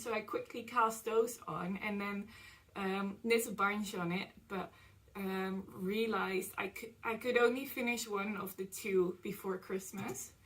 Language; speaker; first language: English; non-native, fluent; Dutch